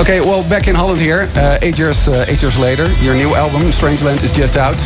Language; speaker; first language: English; non-native, fluent; Dutch